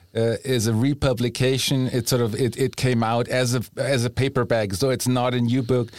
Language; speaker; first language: English; non-native, fluent; German